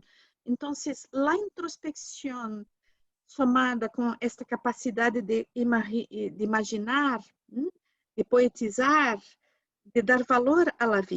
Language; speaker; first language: Spanish; non-native, learner; Portuguese